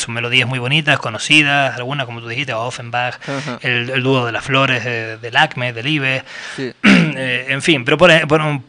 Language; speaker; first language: Spanish; native; Spanish